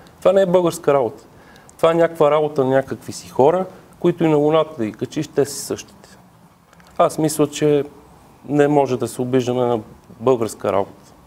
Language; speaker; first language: Bulgarian; native; Bulgarian